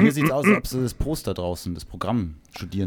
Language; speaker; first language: German; native; German